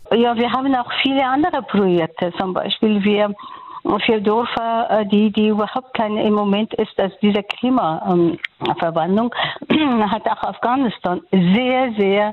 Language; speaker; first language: German; non-native, fluent; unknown